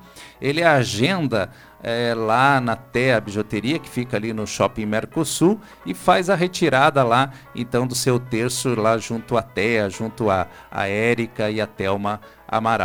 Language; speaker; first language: Portuguese; native; Portuguese